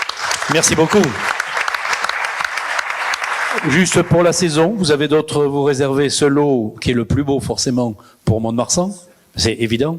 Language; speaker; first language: French; native; French